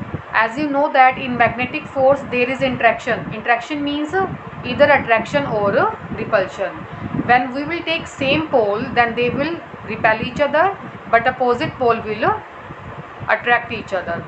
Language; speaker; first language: English; non-native, local second language; Hindi